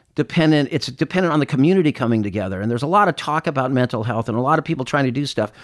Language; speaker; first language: English; native; English